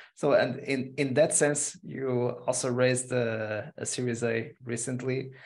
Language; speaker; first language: English; non-native, fluent; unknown